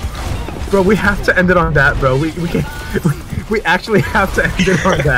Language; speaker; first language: English; native; English